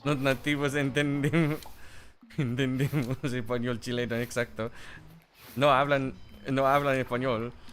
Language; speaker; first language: Spanish; non-native, learner; English